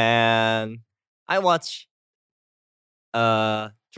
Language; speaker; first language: English; non-native, learner; Korean